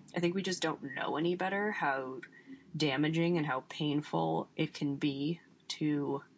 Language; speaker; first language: English; native; English